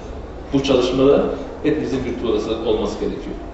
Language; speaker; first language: Turkish; native; Turkish